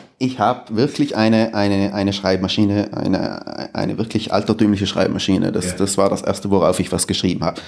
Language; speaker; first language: German; native; German